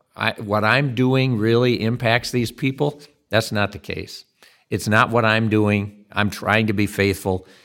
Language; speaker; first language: English; native; English